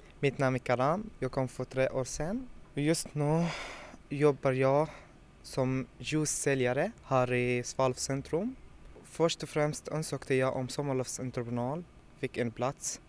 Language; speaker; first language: Swedish; non-native, learner; Arabic